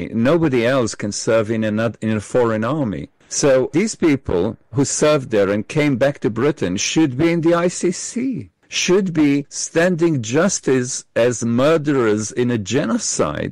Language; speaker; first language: English; non-native, fluent; Hebrew